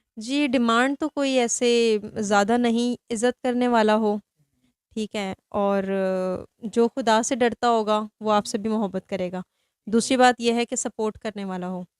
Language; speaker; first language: Urdu; non-native, local second language; Sindhi